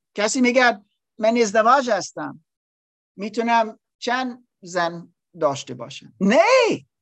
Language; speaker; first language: Persian; non-native, learner; English